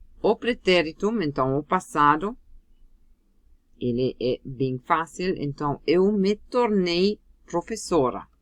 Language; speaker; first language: Portuguese; non-native, fluent; German